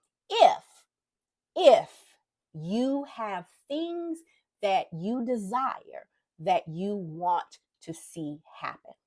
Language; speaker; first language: English; native; English